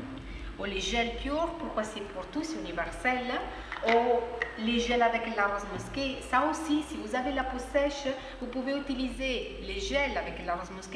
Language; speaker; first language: French; non-native, fluent; Spanish